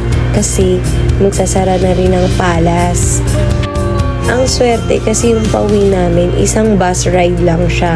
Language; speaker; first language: Filipino; native; Filipino